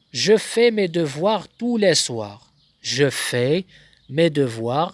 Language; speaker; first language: French; non-native, local second language; Arabic